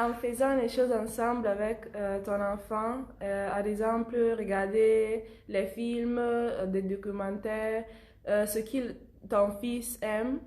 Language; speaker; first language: French; non-native, learner; Italian